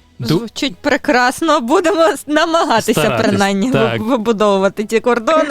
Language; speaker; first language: Ukrainian; native; Ukrainian